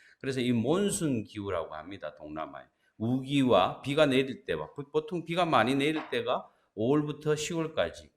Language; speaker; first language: Korean; native; Korean